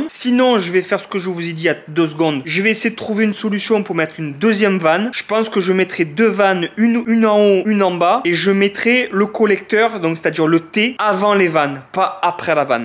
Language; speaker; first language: French; native; French